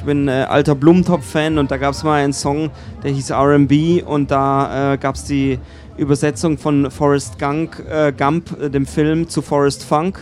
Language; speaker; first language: German; native; German